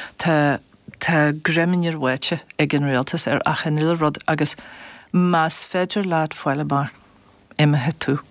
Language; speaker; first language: Irish; non-native, fluent; English